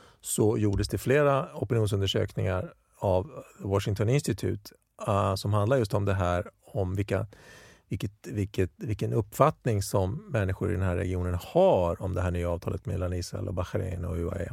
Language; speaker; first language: Swedish; native; Swedish